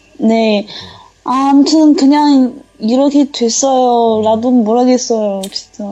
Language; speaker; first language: Korean; non-native, learner; Chinese